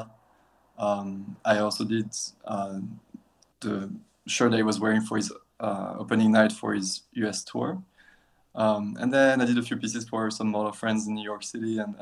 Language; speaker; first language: English; non-native, fluent; French